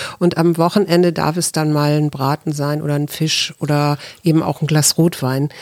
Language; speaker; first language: German; native; German